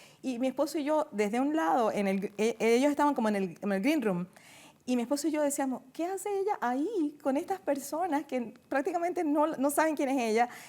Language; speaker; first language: Spanish; native; Spanish